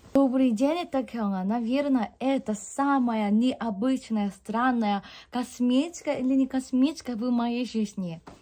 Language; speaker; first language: Russian; non-native, fluent; Korean